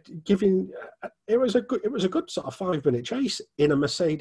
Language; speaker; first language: English; native; English